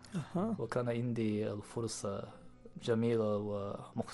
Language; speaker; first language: Arabic; non-native, learner; Japanese